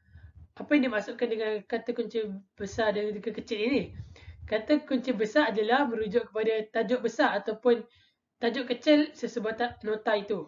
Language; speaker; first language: Malay; native; Malay